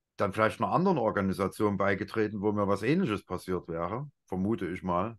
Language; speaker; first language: German; native; German